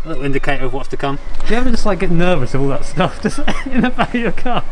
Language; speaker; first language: English; native; English